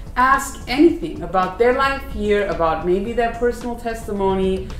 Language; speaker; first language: English; native; English